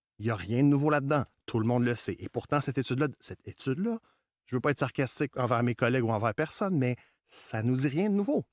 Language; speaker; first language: French; native; French